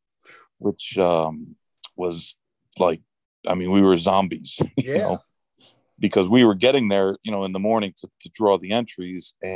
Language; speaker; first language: English; native; English